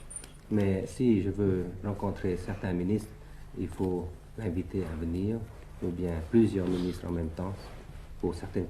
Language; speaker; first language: French; early bilingual, other home language; Thai